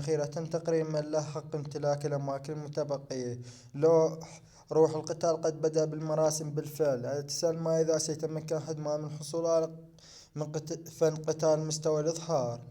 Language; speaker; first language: Arabic; native; Arabic